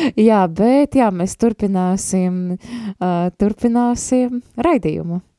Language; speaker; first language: Latvian; non-native, local second language; Russian